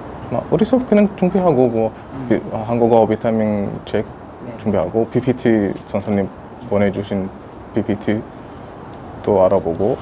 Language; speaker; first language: Korean; non-native, fluent; Arabic